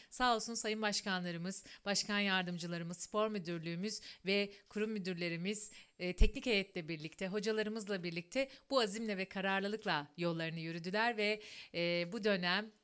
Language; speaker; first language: Turkish; native; Turkish